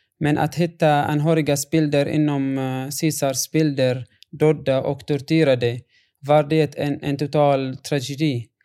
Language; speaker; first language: Swedish; non-native, fluent; Arabic